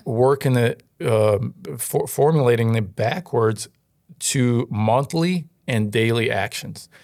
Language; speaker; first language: English; non-native, fluent; Ukrainian